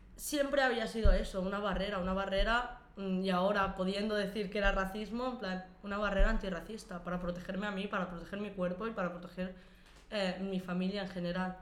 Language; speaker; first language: Spanish; early bilingual, other home language; Arabic